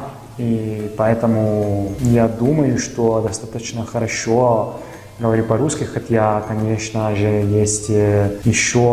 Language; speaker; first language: Russian; non-native, fluent; Italian